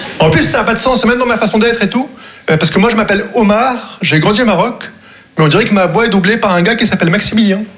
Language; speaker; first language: French; non-native, local second language; Arabic